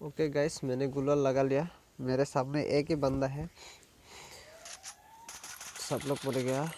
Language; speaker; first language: Hindi; non-native, local second language; Assamese